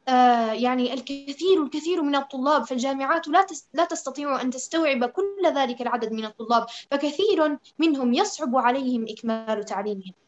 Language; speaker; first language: Arabic; native; Arabic